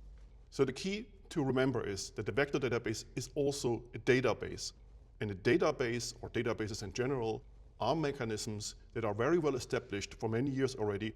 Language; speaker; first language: English; non-native, fluent; German